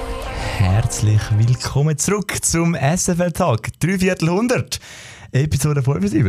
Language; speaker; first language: German; native; German